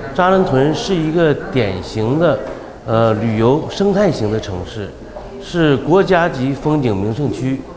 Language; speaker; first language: Chinese; native; Chinese